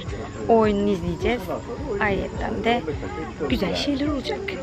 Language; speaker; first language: Turkish; native; Turkish